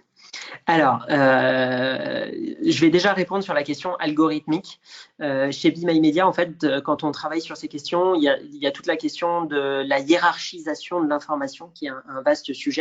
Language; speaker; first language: French; native; French